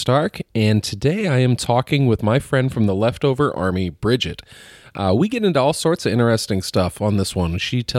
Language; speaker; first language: English; native; English